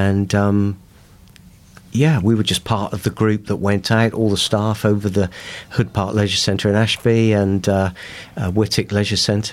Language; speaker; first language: English; native; English